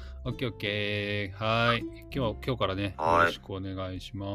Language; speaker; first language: Japanese; native; Japanese